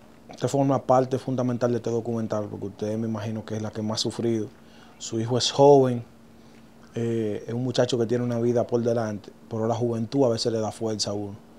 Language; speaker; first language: Spanish; native; Spanish